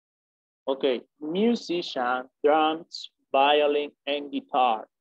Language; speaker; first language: English; non-native, fluent; Spanish